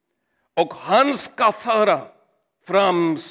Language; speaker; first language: Swedish; non-native, learner; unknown